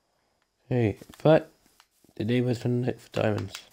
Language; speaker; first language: English; native; English